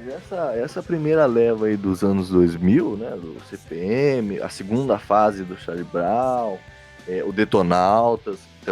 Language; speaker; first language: Portuguese; native; Portuguese